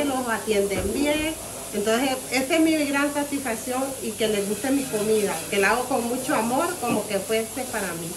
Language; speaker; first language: Spanish; native; Spanish